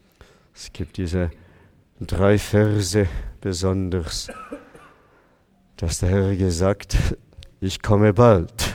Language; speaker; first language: German; non-native, fluent; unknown